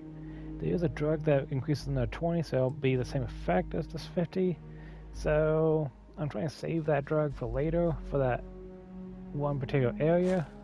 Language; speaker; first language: English; native; English